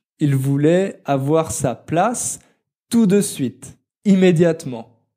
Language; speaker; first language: French; native; French